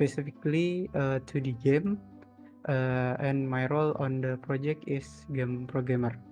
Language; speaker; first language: English; non-native, learner; Indonesian